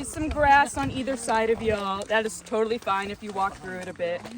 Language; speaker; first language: English; native; English